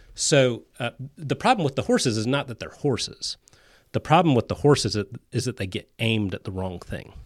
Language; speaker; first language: English; native; English